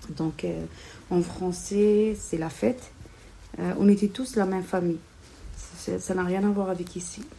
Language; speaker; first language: French; non-native, local second language; Kabyle